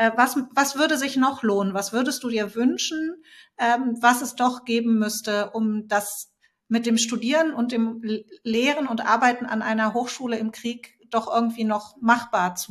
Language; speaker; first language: German; native; German